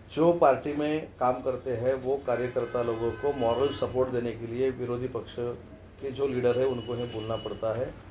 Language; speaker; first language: Hindi; non-native, local second language; Marathi